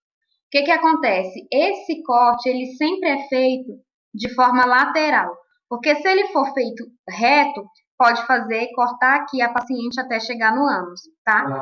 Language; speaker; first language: Portuguese; native; Portuguese